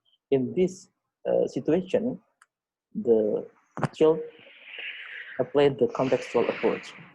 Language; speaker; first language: English; non-native, learner; Indonesian